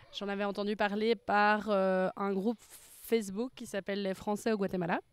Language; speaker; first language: French; native; French